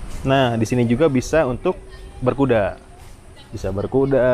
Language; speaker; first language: Indonesian; native; Indonesian